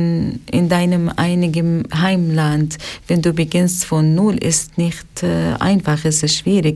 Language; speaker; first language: German; non-native, learner; Arabic